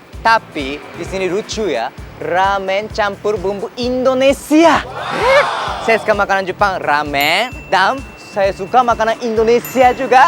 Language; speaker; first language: Indonesian; non-native, fluent; Japanese